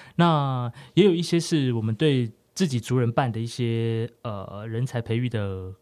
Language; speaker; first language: Chinese; non-native, local second language; Amis